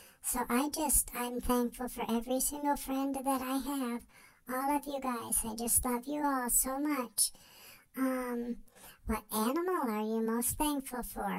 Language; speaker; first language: English; native; English